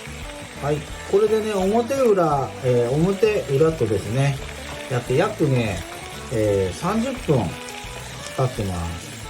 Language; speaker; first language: Japanese; native; Japanese